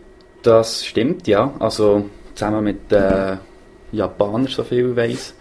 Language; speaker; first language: German; native; German